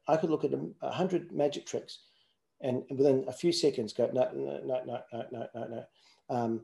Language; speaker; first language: English; native; English